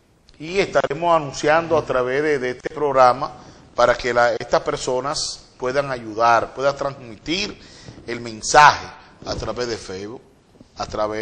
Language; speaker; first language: Spanish; native; Spanish